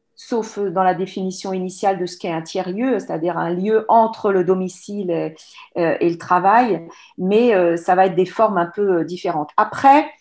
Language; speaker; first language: French; native; French